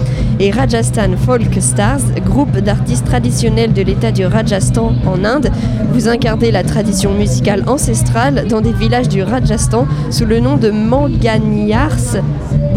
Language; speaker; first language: French; native; French